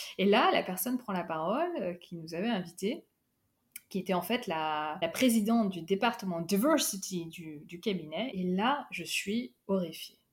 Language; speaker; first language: French; early bilingual, other home language; Urdu